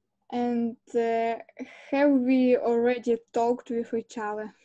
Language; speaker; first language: English; non-native, learner; Russian